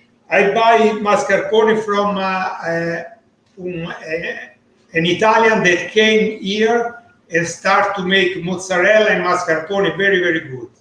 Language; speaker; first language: English; non-native, learner; Italian